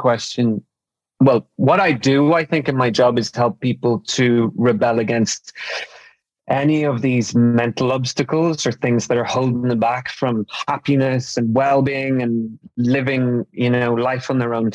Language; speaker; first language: English; native; English